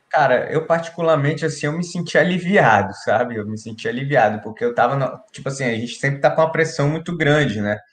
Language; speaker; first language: Portuguese; native; Portuguese